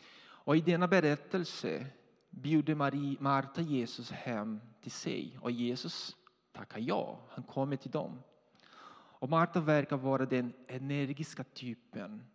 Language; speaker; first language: Swedish; non-native, fluent; Portuguese